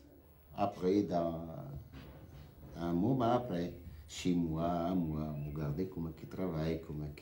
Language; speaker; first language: French; non-native, learner; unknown